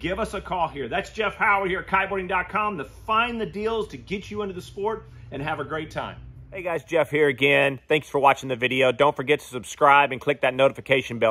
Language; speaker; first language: English; native; English